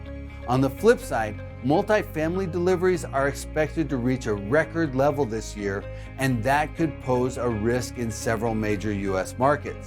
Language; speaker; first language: English; native; English